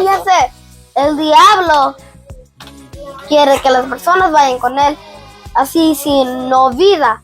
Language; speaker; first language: Spanish; early bilingual, heritage; Spanish